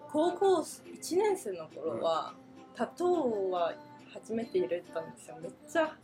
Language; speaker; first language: Japanese; non-native, fluent; Chinese